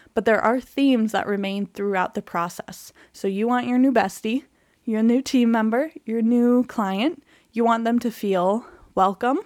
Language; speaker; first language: English; native; English